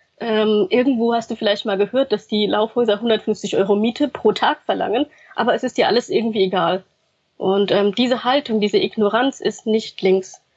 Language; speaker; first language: German; early bilingual, other home language; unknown